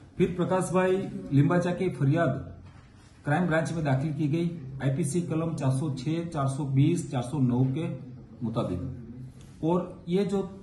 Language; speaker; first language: Hindi; non-native, local second language; Gujarati